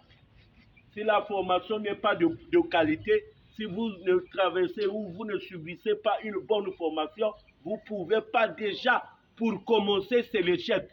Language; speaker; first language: French; native; French